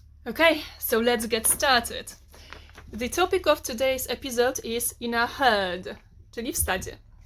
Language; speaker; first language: English; non-native, fluent; Polish